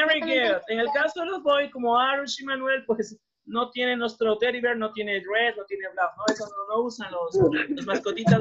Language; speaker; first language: Spanish; native; Spanish